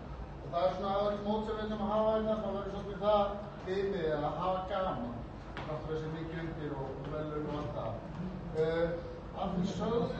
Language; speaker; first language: Icelandic; native; Icelandic